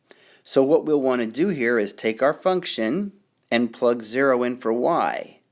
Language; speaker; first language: English; native; English